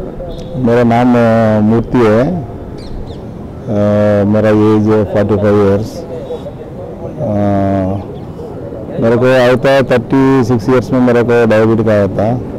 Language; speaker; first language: Hindi; non-native, local second language; Telugu